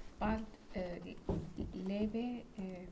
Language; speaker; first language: German; non-native, learner; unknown